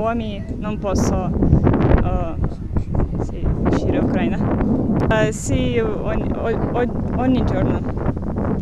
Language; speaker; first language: Italian; non-native, learner; Ukrainian